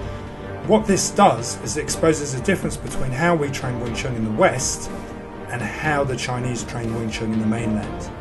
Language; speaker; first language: English; native; English